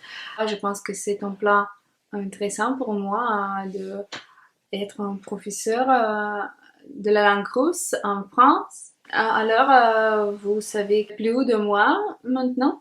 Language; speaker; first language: French; non-native, learner; Russian